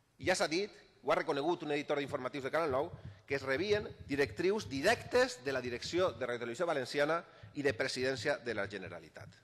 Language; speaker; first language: Catalan; native; Catalan